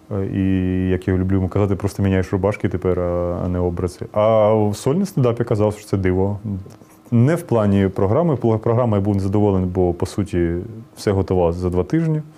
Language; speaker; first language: Ukrainian; non-native, local second language; Russian